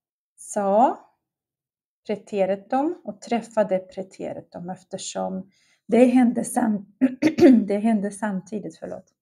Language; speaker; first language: Swedish; non-native, fluent; Russian